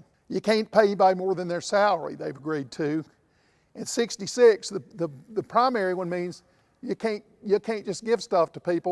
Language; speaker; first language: English; native; English